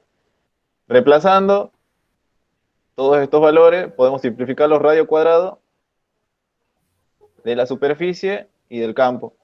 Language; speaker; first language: Spanish; native; Spanish